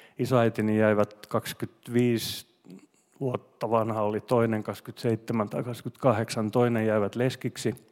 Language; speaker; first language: Finnish; non-native, local second language; Swedish